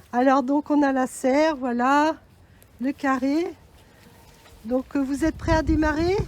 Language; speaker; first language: French; native; French